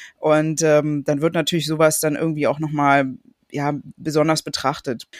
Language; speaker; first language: German; native; German